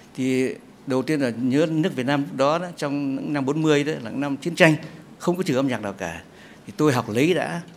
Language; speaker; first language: Vietnamese; native; Vietnamese